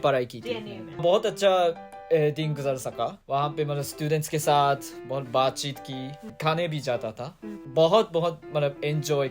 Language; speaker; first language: Hindi; non-native, fluent; Japanese